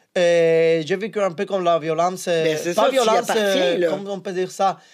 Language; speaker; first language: French; non-native, fluent; Spanish